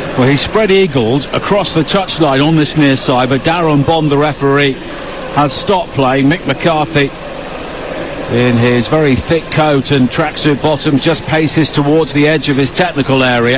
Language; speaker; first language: English; native; English